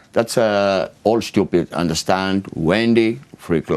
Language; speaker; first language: English; non-native, learner; Estonian